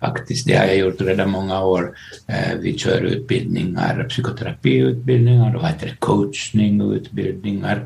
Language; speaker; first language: Swedish; non-native, local second language; Finnish